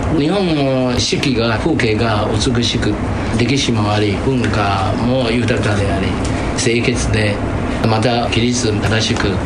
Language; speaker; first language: Japanese; non-native, fluent; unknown